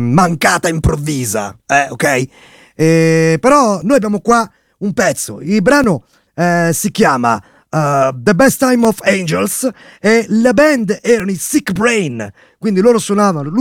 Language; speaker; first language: Italian; native; Italian